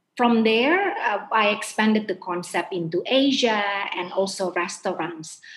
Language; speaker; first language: English; non-native, fluent; Indonesian